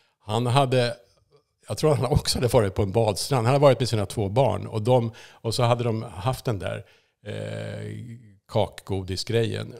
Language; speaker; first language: Swedish; native; Swedish